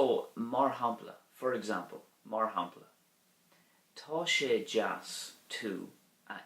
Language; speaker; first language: Irish; non-native, learner; English